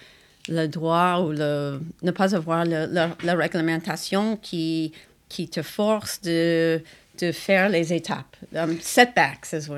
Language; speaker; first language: French; non-native, fluent; English